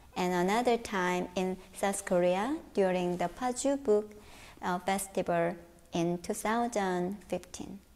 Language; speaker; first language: English; non-native, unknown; Korean